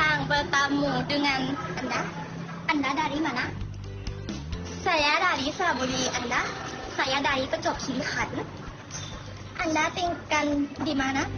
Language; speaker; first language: Indonesian; non-native, learner; Thai